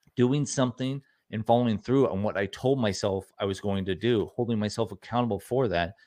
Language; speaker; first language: English; native; English